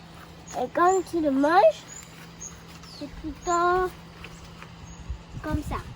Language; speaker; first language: French; early bilingual, other home language; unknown